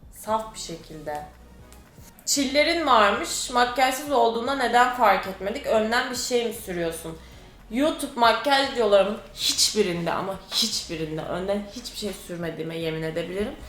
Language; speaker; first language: Turkish; native; Turkish